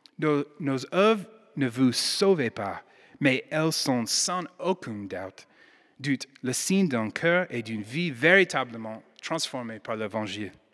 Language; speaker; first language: French; non-native, fluent; English